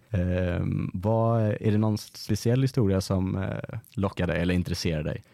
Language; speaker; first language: Swedish; native; Swedish